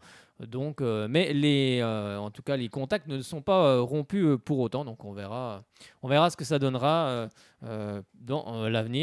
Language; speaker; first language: French; native; French